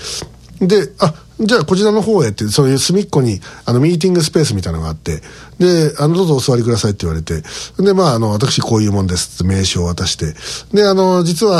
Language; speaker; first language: Japanese; native; Japanese